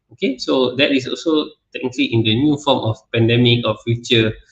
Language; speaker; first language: English; non-native, local second language; Malay